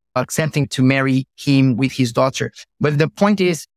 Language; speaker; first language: English; non-native, fluent; Portuguese